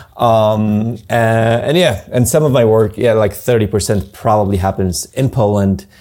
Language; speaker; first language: English; non-native, fluent; Polish